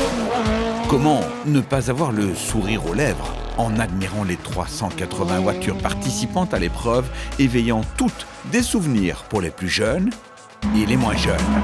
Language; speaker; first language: French; native; French